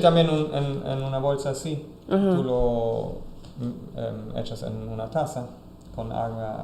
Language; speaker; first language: Spanish; non-native, fluent; German